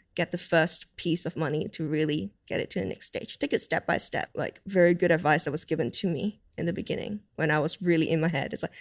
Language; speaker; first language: English; non-native, local second language; Cantonese